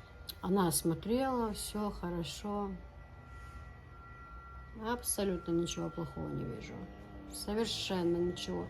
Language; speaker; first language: Russian; non-native, local second language; Chechen